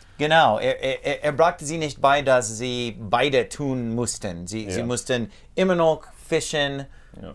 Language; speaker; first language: German; non-native, learner; English